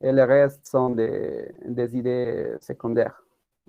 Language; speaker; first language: French; non-native, learner; Spanish